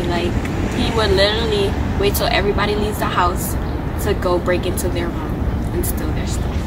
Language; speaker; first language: English; native; English